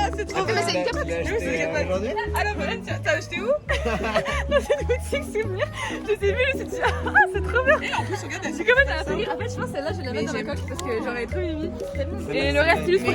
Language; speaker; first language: French; native; French